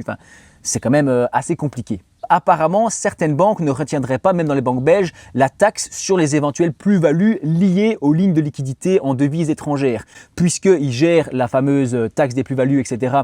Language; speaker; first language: French; native; French